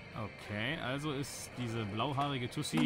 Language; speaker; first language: German; native; German